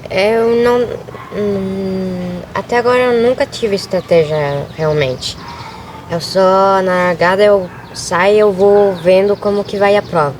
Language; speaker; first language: Portuguese; early bilingual, other home language; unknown